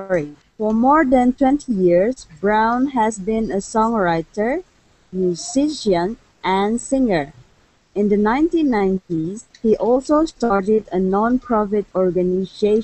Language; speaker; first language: English; non-native, learner; Indonesian